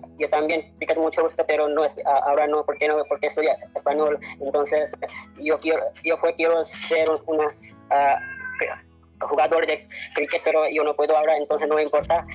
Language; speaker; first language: Spanish; non-native, learner; Hindi